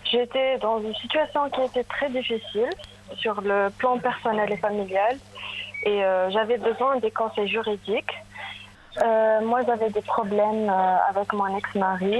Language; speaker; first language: French; non-native, local second language; Arabic